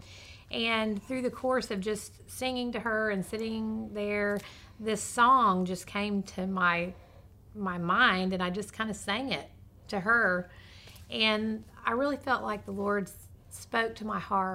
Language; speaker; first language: English; native; English